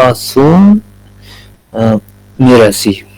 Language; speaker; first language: Persian; non-native, learner; Urdu